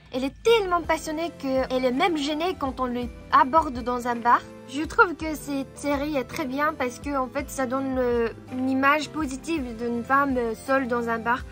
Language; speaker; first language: French; non-native, fluent; Japanese